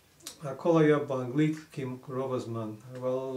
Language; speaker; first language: Hebrew; non-native, fluent; English